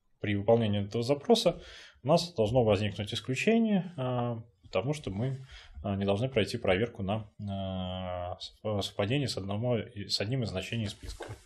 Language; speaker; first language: Russian; native; Russian